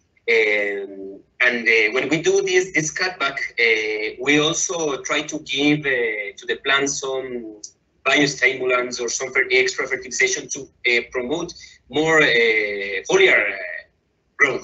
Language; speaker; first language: English; non-native, fluent; Spanish